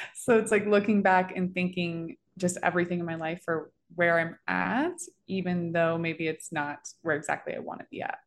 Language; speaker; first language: English; native; English